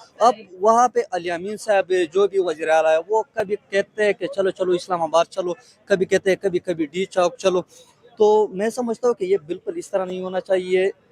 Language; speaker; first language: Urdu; non-native, local second language; Pashto